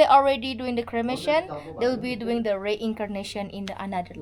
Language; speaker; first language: English; non-native, fluent; Indonesian